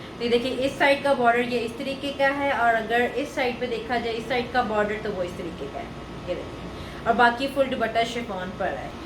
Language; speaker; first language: Urdu; native; Urdu